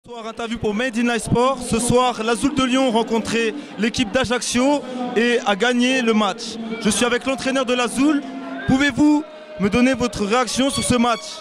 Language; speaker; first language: French; native; French